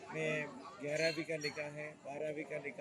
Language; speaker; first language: Hindi; non-native, local second language; Malayalam